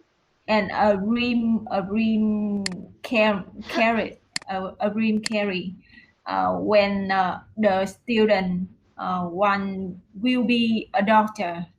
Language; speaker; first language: English; non-native, learner; Vietnamese